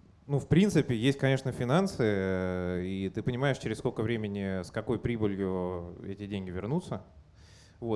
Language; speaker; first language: Russian; native; Russian